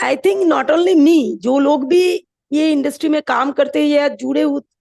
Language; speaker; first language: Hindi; non-native, local second language; Bangla